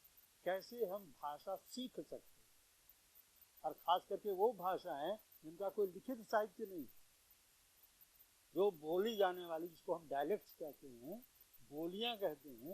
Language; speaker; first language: Hindi; native; Hindi